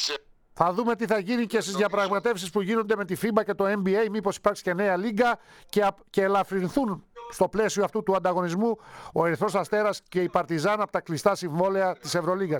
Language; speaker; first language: Greek; native; Greek